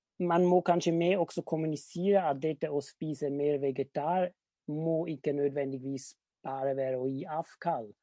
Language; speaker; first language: Norwegian; non-native, fluent; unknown